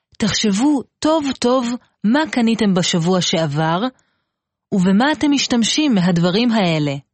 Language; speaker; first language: Hebrew; native; Hebrew